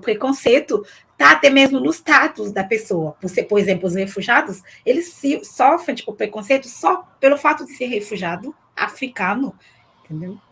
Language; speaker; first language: Portuguese; non-native, fluent; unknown